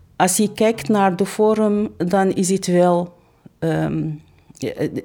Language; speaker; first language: Dutch; non-native, fluent; Arabic